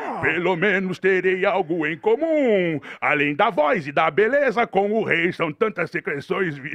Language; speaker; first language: Portuguese; native; Portuguese